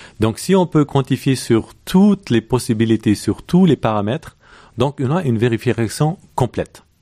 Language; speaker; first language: French; non-native, local second language; Arabic